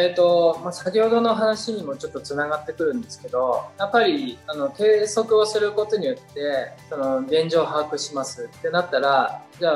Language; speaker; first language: Japanese; native; Japanese